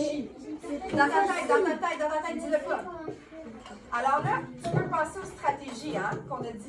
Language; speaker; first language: French; native; French